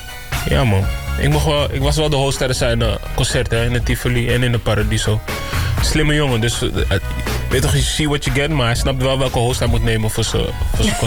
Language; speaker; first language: Dutch; native; Dutch